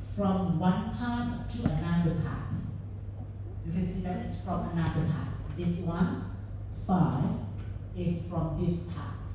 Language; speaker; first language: English; non-native, fluent; Thai